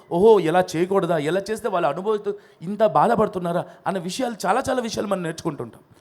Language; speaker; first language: Telugu; non-native, local second language; Odia